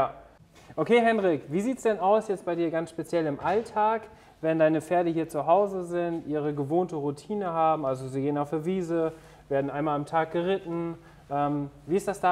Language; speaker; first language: German; native; German